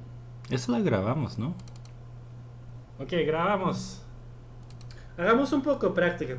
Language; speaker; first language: Spanish; non-native, fluent; Korean